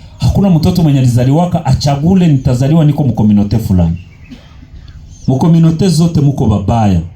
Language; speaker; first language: Swahili; native; Swahili